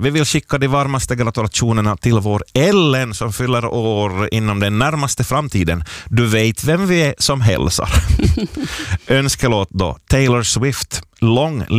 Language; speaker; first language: Swedish; native; Swedish